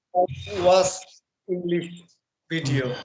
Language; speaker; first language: English; non-native, learner; Bangla